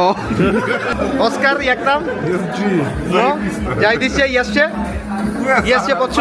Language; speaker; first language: Polish; non-native, learner; Bangla